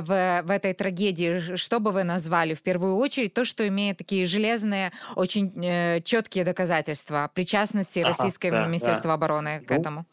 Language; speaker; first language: Russian; native; Russian